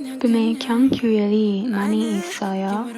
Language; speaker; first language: Korean; non-native, learner; English